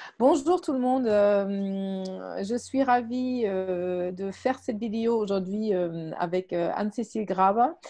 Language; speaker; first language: French; non-native, fluent; German